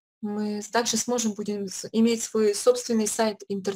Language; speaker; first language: Russian; native; Russian